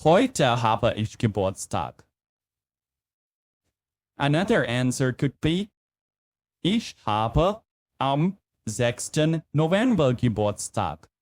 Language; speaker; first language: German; non-native, fluent; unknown